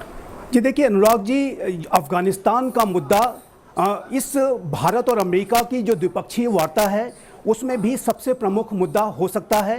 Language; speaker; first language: Hindi; native; Hindi